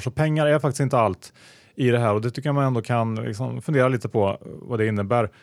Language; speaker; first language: Swedish; native; Swedish